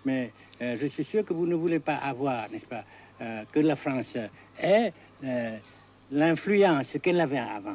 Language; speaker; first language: French; non-native, local second language; Vietnamese